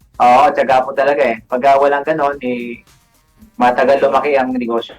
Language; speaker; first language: Filipino; non-native, local second language; Bikol